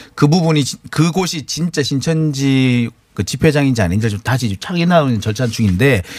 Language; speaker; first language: Korean; native; Korean